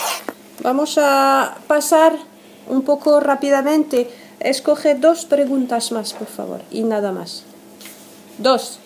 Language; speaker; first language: Spanish; non-native, fluent; French